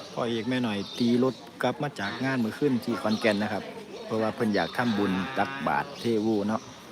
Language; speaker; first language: Thai; native; Thai